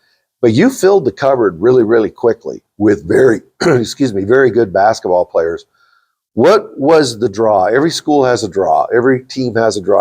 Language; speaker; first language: English; native; English